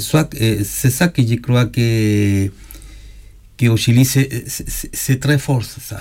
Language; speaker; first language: French; non-native, learner; Spanish